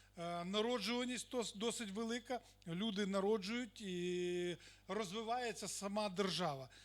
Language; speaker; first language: Ukrainian; non-native, local second language; Russian